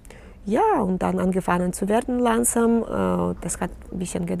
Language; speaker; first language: German; non-native, fluent; Russian